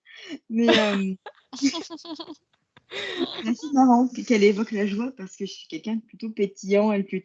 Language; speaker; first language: French; native; French